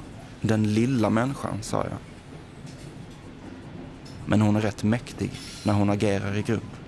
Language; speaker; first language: Swedish; native; Swedish